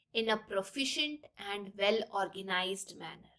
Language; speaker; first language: English; non-native, local second language; Punjabi